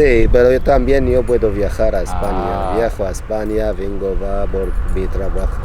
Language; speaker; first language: Spanish; non-native, learner; Arabic